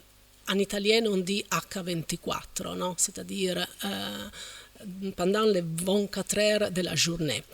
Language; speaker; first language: French; non-native, fluent; Italian